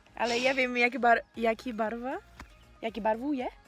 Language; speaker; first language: Czech; non-native, learner; Portuguese